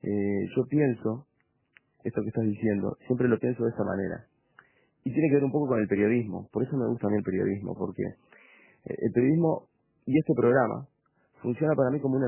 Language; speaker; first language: Spanish; native; Spanish